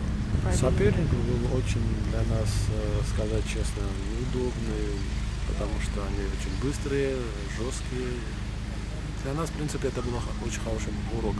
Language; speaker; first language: Russian; non-native, fluent; Georgian